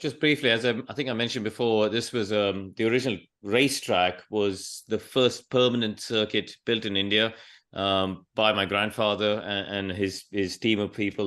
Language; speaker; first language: English; non-native, local second language; Tamil